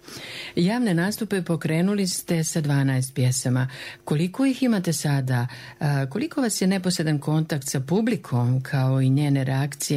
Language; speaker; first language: Serbian; native; Serbian